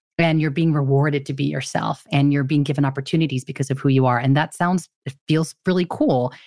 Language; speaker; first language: English; early bilingual, other home language; Filipino